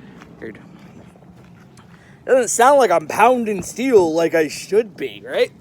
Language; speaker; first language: English; native; English